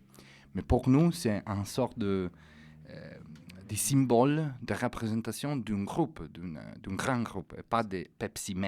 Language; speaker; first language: French; non-native, fluent; Italian